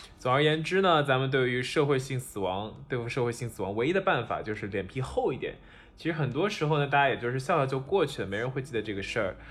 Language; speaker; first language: Chinese; native; Chinese